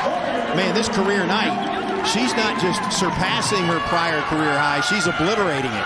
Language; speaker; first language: English; native; English